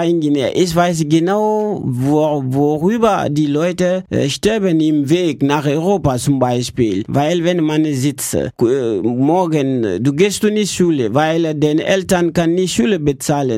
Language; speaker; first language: German; non-native, learner; French